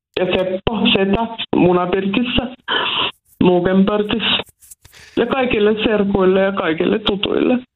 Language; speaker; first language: Finnish; non-native, local second language; Swedish